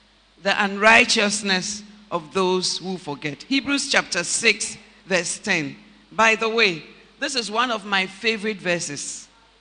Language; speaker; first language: English; non-native, local second language; Akan